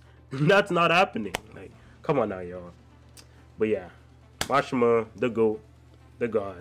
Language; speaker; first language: English; native; English